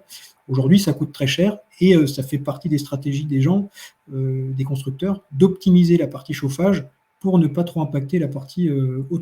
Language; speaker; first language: French; native; French